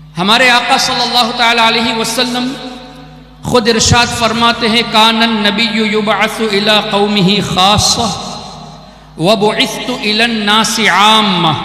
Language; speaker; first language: Urdu; non-native, fluent; Memoni